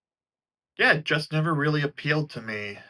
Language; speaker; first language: English; native; English